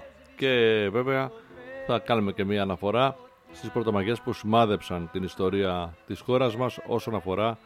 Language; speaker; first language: Greek; native; Greek